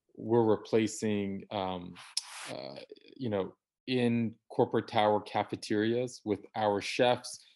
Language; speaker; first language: English; native; English